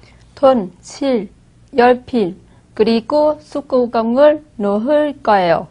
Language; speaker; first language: Korean; non-native, learner; Vietnamese